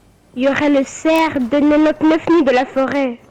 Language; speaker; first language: French; native; French